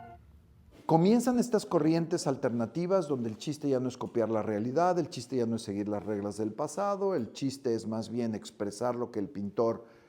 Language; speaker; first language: Spanish; native; Spanish